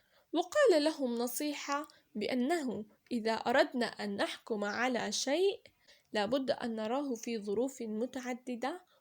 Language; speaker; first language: Arabic; native; Arabic